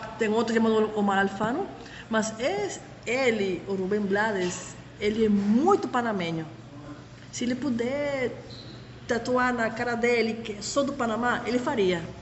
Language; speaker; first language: Portuguese; non-native, fluent; Spanish